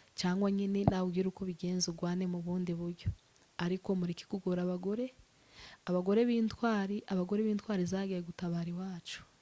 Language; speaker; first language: Kinyarwanda; native; Kinyarwanda